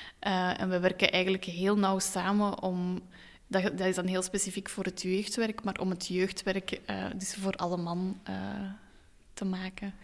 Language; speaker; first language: Dutch; native; Dutch